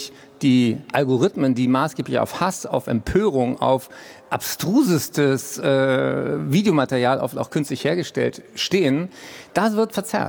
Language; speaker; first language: German; native; German